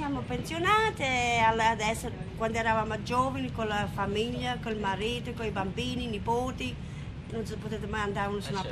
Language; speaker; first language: Italian; native; Italian